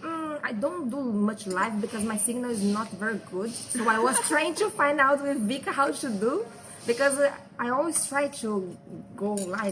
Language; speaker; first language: English; non-native, fluent; Portuguese